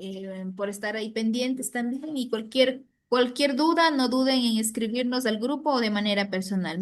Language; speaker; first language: Spanish; native; Spanish